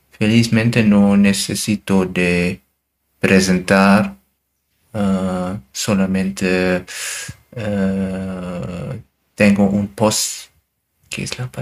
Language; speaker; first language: Spanish; non-native, learner; German